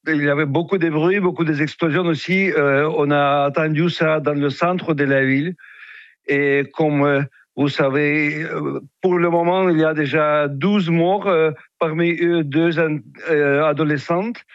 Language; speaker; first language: French; non-native, fluent; Russian